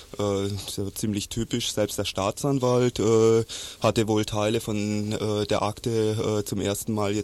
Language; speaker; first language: German; native; German